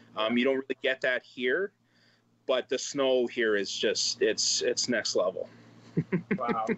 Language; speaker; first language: English; native; English